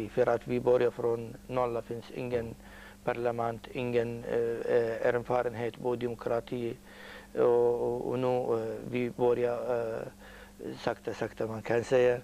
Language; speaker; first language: Swedish; non-native, learner; Arabic